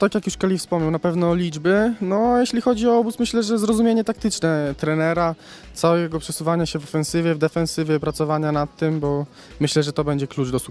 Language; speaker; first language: Polish; native; Polish